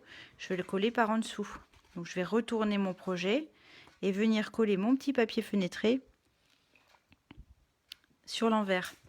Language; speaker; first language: French; native; French